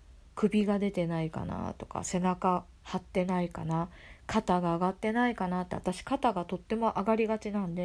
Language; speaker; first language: Japanese; native; Japanese